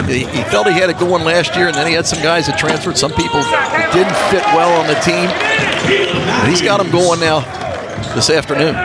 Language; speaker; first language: English; native; English